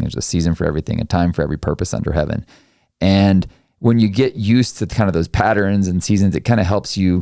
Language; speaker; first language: English; native; English